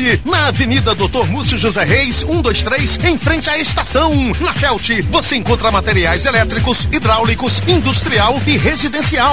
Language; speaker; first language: Portuguese; native; Portuguese